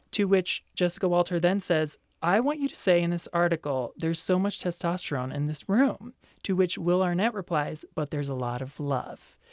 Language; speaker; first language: English; native; English